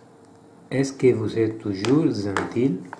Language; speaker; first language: French; non-native, learner; Italian